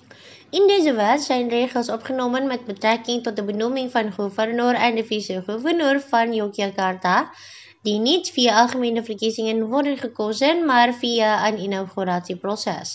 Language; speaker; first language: Dutch; non-native, fluent; Indonesian